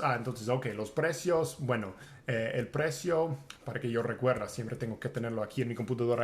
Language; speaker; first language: Spanish; non-native, fluent; English